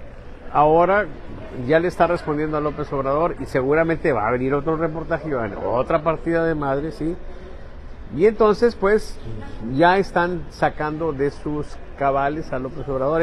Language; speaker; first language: Spanish; native; Spanish